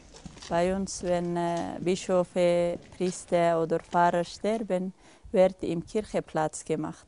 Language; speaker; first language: German; non-native, fluent; Aramaic